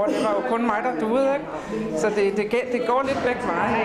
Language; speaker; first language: Danish; native; Danish